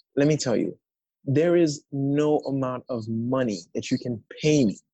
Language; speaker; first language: English; non-native, fluent; Haitian Creole